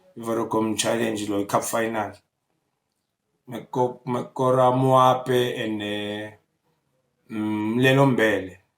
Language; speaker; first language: Zulu; native; Zulu